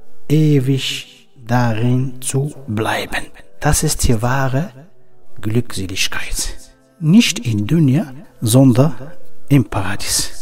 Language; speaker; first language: German; non-native, fluent; Arabic